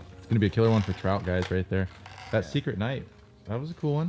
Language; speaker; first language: English; native; English